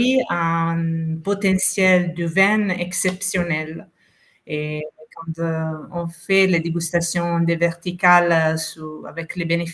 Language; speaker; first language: French; non-native, fluent; Italian